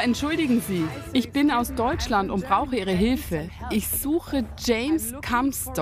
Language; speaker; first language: German; native; German